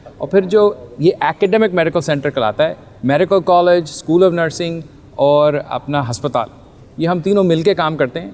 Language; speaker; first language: Urdu; early bilingual, heritage; Urdu